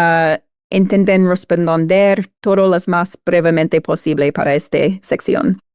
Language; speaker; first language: Spanish; non-native, fluent; English